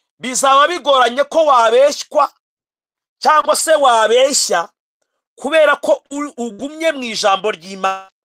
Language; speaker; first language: Kinyarwanda; native; Kinyarwanda